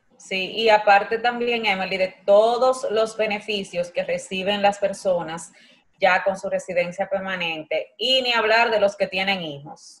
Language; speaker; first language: Spanish; native; Spanish